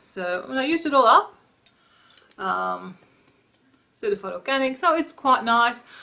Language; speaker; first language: English; native; English